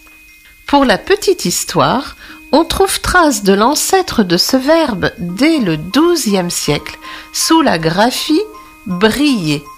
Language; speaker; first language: French; native; French